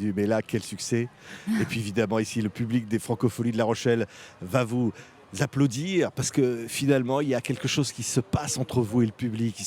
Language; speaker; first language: French; native; French